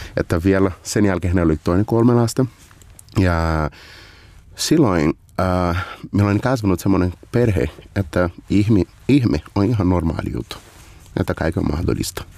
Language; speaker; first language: Finnish; non-native, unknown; Portuguese